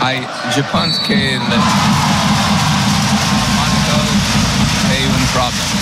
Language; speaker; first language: French; non-native, learner; English